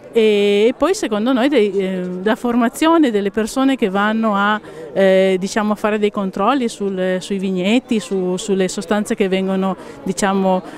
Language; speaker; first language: Italian; native; Italian